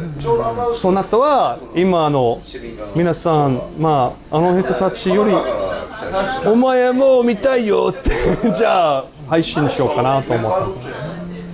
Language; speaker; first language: Japanese; non-native, learner; English